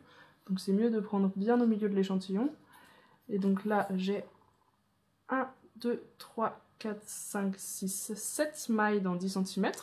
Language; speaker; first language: French; native; French